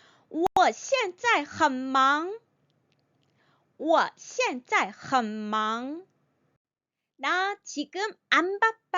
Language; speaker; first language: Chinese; non-native, fluent; Korean